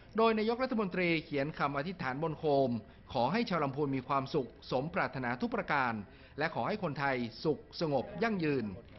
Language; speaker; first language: Thai; native; Thai